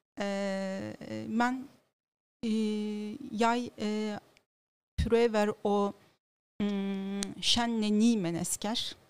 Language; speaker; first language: Norwegian; non-native, learner; Turkish